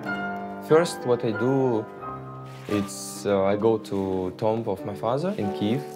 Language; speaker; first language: English; non-native, learner; Ukrainian